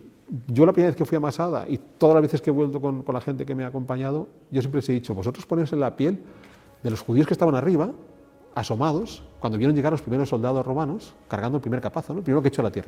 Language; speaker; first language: Spanish; native; Spanish